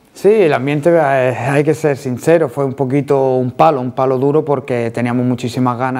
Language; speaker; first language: Spanish; native; Spanish